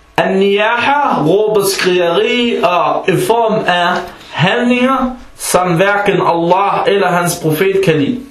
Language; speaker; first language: Danish; early bilingual, other home language; Arabic